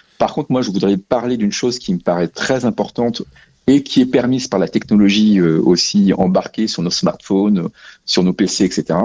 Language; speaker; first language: French; native; French